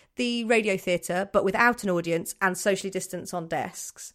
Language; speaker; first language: English; native; English